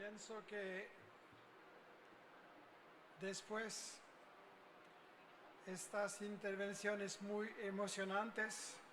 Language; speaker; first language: Spanish; non-native, fluent; French